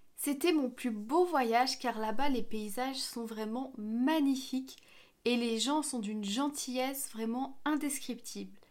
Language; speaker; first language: French; native; French